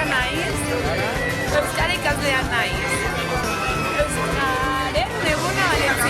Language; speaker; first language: Basque; non-native, learner; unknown